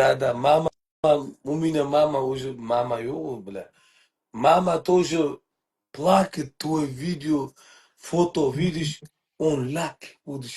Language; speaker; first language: Russian; non-native, learner; Uzbek